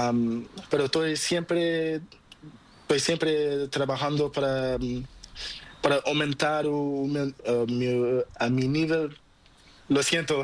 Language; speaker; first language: Spanish; non-native, learner; Portuguese